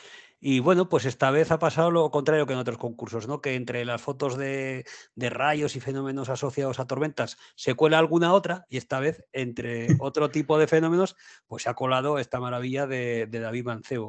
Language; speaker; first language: Spanish; native; Spanish